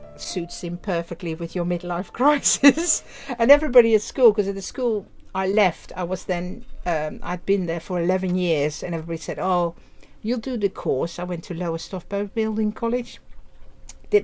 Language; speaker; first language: English; non-native, fluent; Dutch